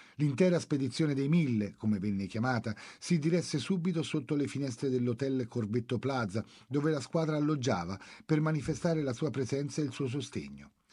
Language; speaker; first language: Italian; native; Italian